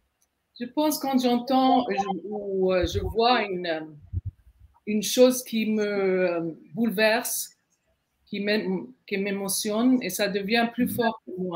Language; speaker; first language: French; non-native, fluent; Arabic